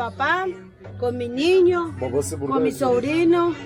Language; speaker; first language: Spanish; native; Spanish